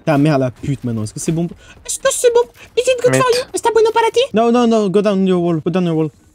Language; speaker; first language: French; native; French